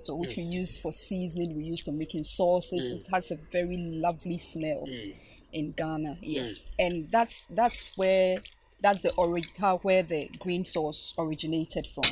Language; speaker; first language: English; non-native, local second language; Ga